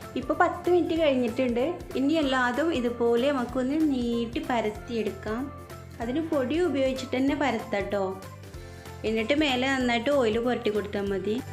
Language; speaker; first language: Malayalam; native; Malayalam